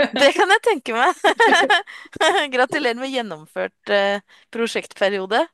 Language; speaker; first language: Norwegian; native; Norwegian